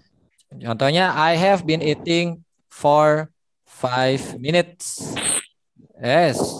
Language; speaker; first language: English; non-native, fluent; Indonesian